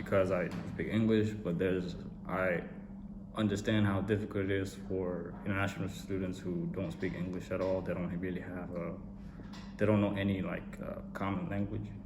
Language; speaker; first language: English; non-native, fluent; Korean